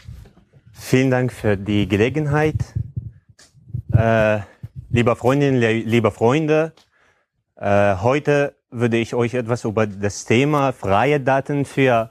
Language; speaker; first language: German; non-native, fluent; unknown